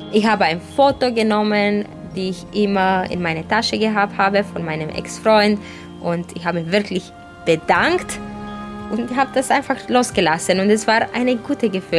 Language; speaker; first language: German; non-native, fluent; Romanian